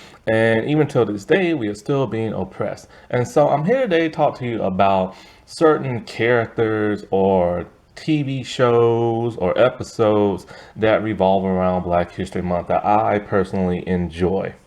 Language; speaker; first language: English; native; English